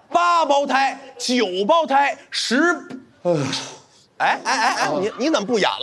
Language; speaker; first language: Chinese; native; Chinese